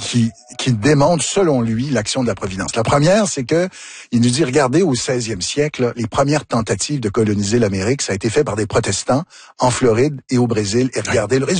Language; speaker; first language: French; native; French